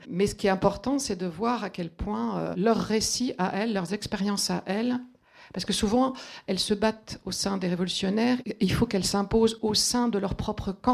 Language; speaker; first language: French; native; French